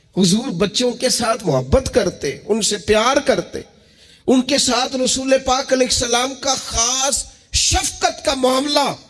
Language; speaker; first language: Urdu; non-native, local second language; Punjabi